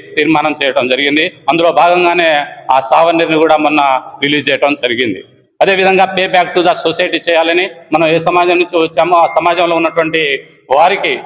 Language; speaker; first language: Telugu; non-native, local second language; Lambadi